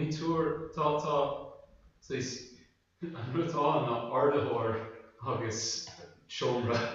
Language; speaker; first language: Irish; non-native, learner; English